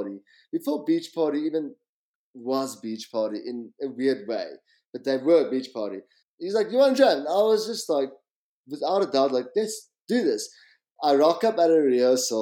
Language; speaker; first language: English; native; English